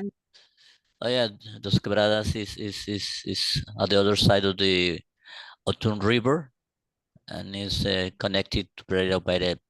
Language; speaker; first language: English; non-native, learner; Spanish